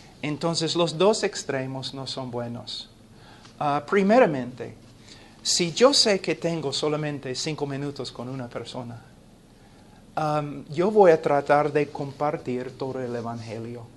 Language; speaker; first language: Spanish; non-native, fluent; English